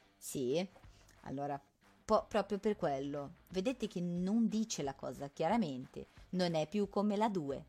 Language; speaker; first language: Italian; non-native, fluent; Portuguese